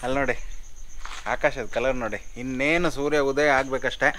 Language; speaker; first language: Kannada; non-native, local second language; Konkani